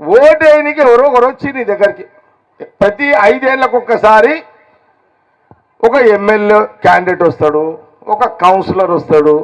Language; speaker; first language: Telugu; native; Telugu